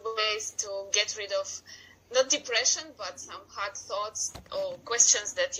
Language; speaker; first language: English; non-native, fluent; Russian